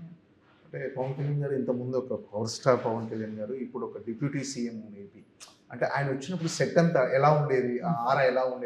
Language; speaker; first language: Telugu; native; Telugu